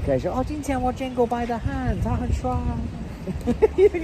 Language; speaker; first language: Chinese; non-native, learner; English